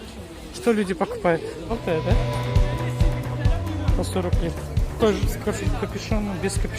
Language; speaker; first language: Russian; non-native, local second language; Kyrgyz